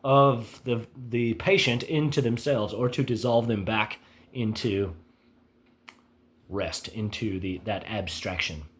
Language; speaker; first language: English; native; English